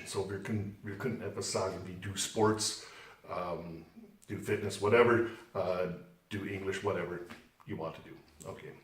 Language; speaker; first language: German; non-native, fluent; English